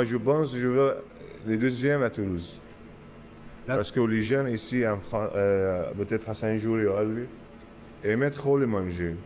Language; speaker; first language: French; non-native, learner; Arabic